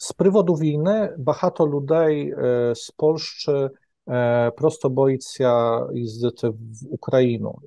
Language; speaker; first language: Ukrainian; non-native, fluent; Polish